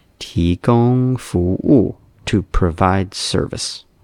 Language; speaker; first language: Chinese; non-native, learner; English